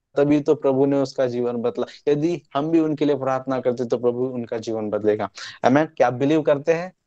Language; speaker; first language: Hindi; non-native, local second language; Marathi